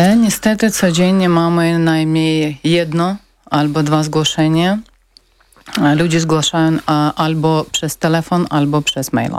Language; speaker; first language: Polish; non-native, fluent; Ukrainian